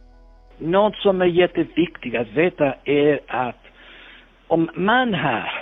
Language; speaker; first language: Swedish; non-native, fluent; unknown